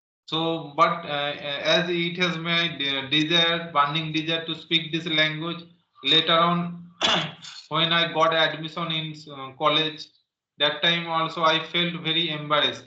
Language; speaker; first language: English; non-native, local second language; Santali